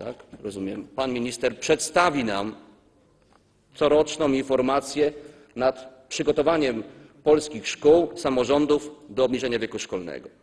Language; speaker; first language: Polish; native; Polish